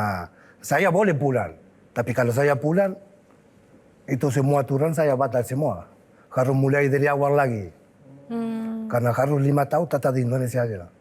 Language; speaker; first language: Indonesian; non-native, fluent; Spanish